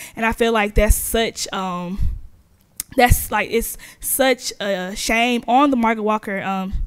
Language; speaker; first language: English; native; English